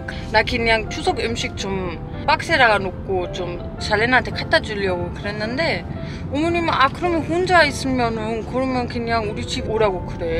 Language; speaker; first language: Korean; non-native, fluent; German